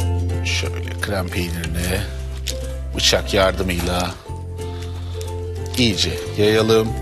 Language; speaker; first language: Turkish; native; Turkish